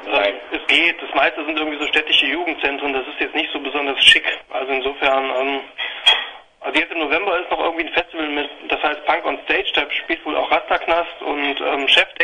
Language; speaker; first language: German; native; German